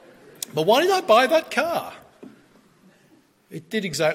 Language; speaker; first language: English; native; English